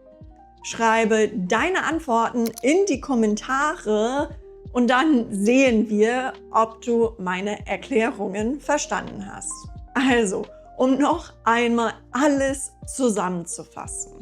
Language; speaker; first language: German; non-native, fluent; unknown